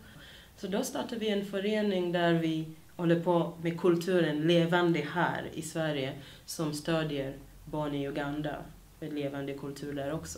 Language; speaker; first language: Swedish; early bilingual, other home language; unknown